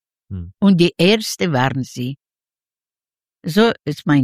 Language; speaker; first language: German; non-native, learner; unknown